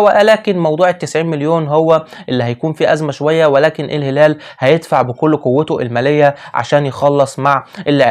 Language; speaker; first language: Arabic; native; Arabic